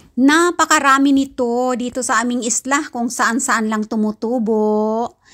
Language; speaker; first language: Filipino; non-native, local second language; Kinaray-a